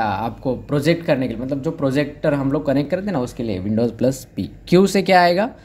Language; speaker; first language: Hindi; non-native, local second language; Marathi